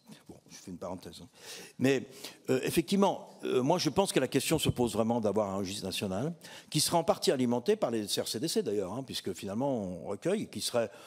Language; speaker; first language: French; native; French